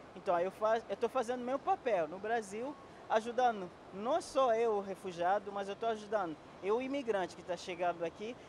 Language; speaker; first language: Portuguese; non-native, fluent; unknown